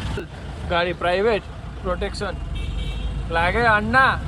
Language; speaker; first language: Hindi; non-native, local second language; Gujarati